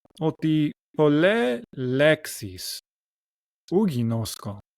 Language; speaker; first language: Greek; non-native, learner; English